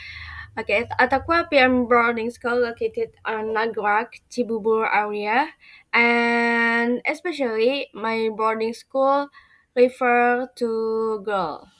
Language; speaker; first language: English; non-native, learner; Indonesian